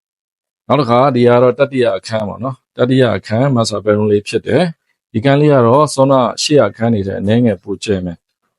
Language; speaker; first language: Burmese; native; Burmese